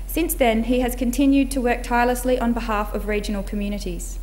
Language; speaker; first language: English; native; English